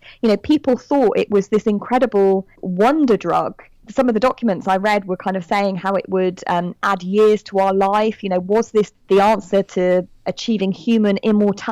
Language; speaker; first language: English; native; English